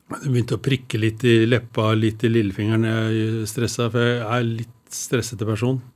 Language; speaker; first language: Norwegian; native; Norwegian